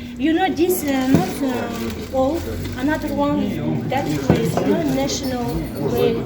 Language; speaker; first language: English; non-native, learner; Azerbaijani